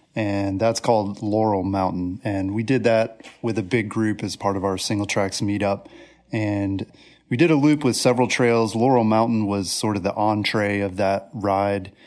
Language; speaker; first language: English; native; English